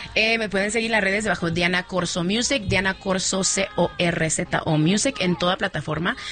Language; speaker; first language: Spanish; early bilingual, heritage; Spanish